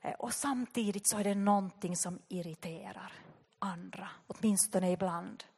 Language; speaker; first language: Swedish; native; Swedish